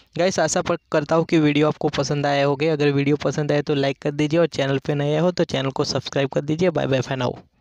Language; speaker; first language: Hindi; non-native, local second language; Gujarati